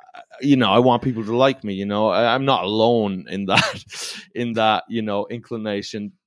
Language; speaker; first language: English; native; English